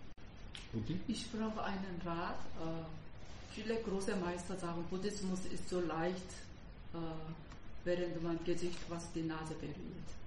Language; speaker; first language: German; non-native, learner; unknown